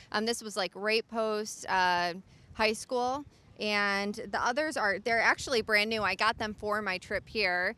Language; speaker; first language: English; native; English